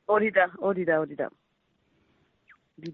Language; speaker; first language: Basque; non-native, local second language; French